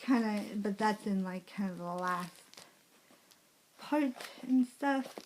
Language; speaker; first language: English; native; English